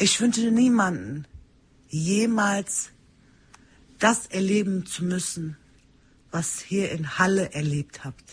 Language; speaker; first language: German; early bilingual, other home language; Turkish